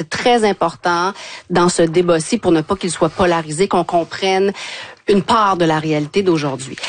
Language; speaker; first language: French; native; French